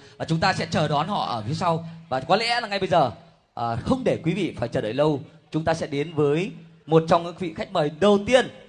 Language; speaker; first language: Vietnamese; native; Vietnamese